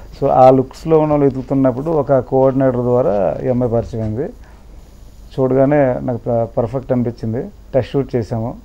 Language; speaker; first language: Telugu; native; Telugu